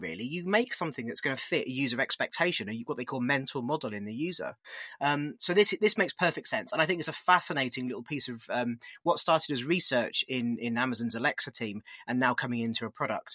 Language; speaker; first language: English; native; English